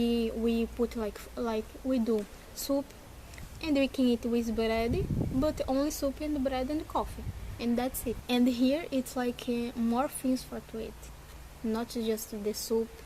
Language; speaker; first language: English; non-native, learner; Portuguese